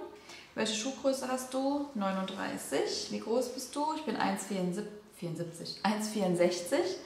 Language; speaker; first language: German; native; German